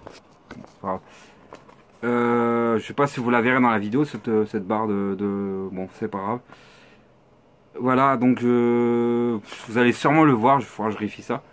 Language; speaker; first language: French; native; French